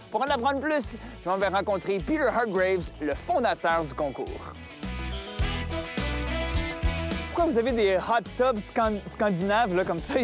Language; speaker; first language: French; native; French